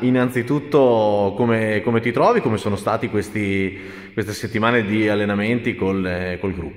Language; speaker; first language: Italian; native; Italian